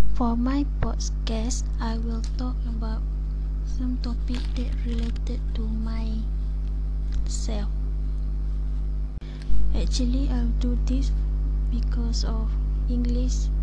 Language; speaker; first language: English; non-native, learner; Malay